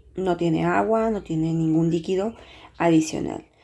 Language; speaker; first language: Spanish; native; Spanish